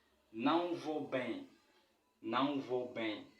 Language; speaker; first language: Portuguese; non-native, fluent; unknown